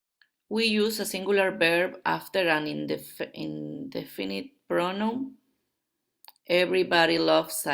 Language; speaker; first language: English; non-native, learner; Spanish